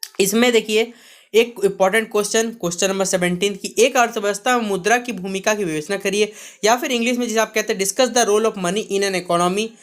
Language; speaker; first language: Hindi; native; Hindi